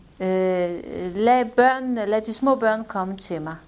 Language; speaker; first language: Danish; non-native, fluent; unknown